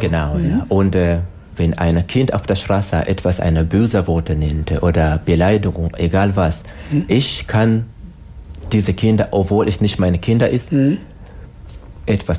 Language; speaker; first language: German; non-native, learner; Swahili